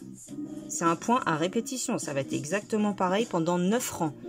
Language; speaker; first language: French; native; French